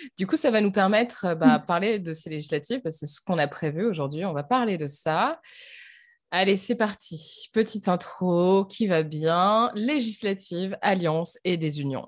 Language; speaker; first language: French; native; French